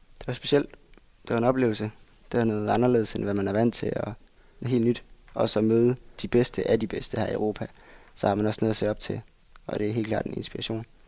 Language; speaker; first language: Danish; native; Danish